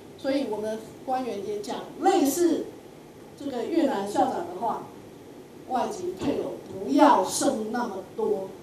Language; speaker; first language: Chinese; native; Chinese